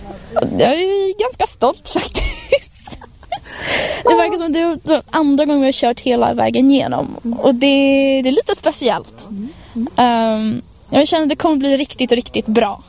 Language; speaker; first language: Swedish; native; Swedish